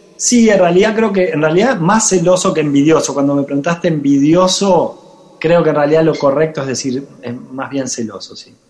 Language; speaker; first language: Spanish; native; Spanish